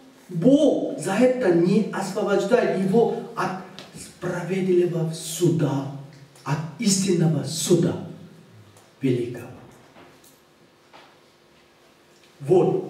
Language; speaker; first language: Russian; non-native, fluent; Korean